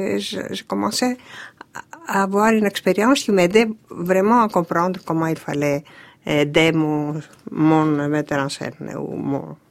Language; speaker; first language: French; non-native, fluent; Greek